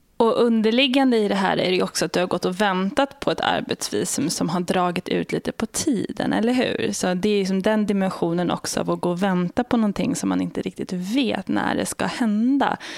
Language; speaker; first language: Swedish; native; Swedish